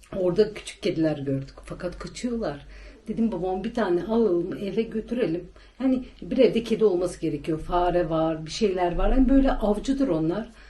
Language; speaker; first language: Turkish; native; Turkish